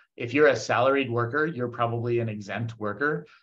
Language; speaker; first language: English; native; English